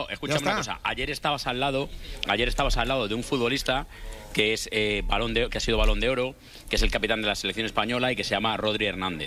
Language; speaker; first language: Spanish; native; Spanish